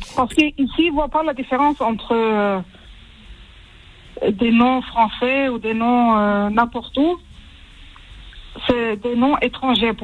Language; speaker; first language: French; early bilingual, heritage; French